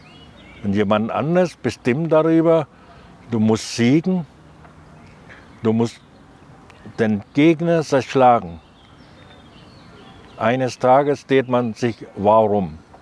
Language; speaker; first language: German; non-native, learner; Thai